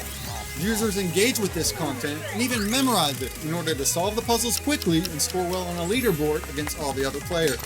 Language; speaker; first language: English; native; English